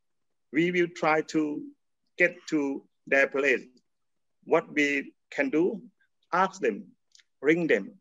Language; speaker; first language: English; non-native, learner; Thai